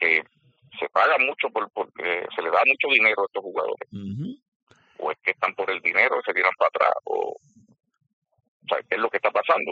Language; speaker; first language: Spanish; native; Spanish